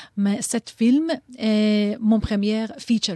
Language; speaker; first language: French; non-native, learner; Maltese